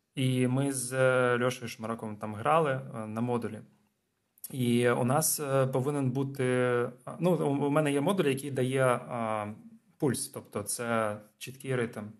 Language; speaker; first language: Ukrainian; non-native, local second language; Russian